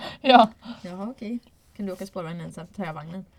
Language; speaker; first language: Swedish; native; Swedish